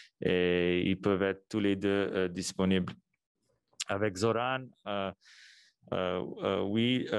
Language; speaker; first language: French; non-native, local second language; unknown